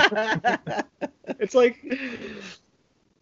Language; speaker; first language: English; native; English